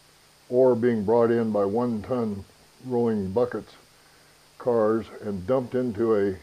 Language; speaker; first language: English; native; English